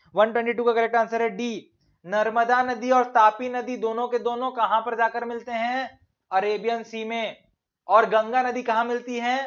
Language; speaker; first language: Hindi; native; Hindi